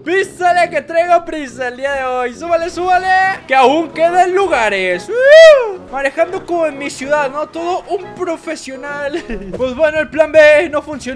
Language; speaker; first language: Spanish; native; Spanish